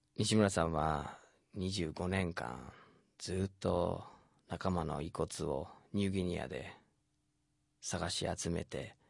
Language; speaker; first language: Japanese; non-native, fluent; English